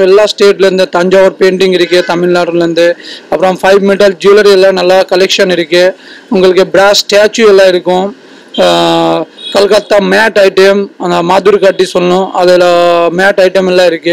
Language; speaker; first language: Tamil; non-native, fluent; Bangla